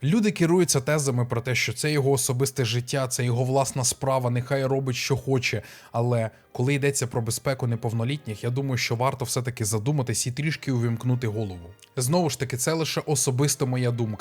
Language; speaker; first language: Ukrainian; native; Ukrainian